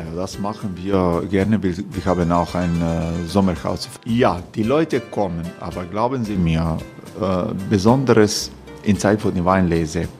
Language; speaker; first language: German; non-native, fluent; Croatian